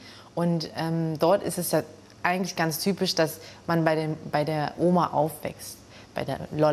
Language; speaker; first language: German; early bilingual, other home language; Filipino